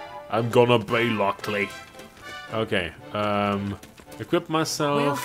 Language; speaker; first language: English; non-native, fluent; German